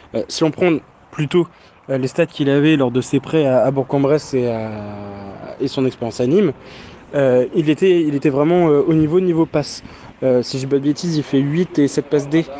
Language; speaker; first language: French; native; French